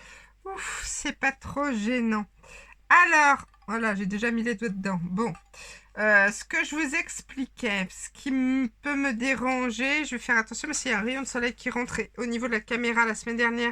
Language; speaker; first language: French; native; French